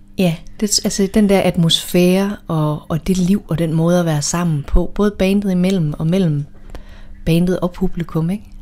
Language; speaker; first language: Danish; native; Danish